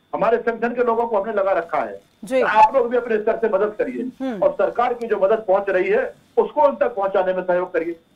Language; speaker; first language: Hindi; native; Hindi